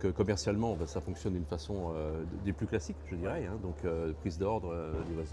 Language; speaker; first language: French; native; French